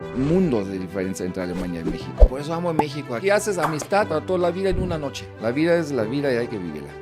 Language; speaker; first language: Spanish; non-native, fluent; German